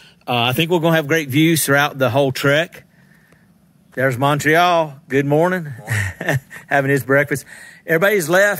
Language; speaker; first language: English; native; English